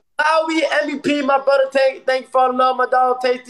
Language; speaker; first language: English; early bilingual, other home language; Spanish